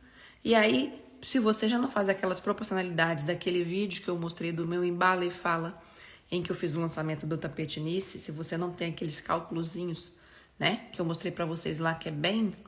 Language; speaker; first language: Portuguese; native; Portuguese